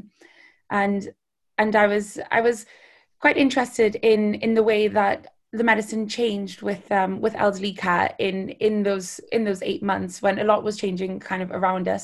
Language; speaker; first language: English; native; English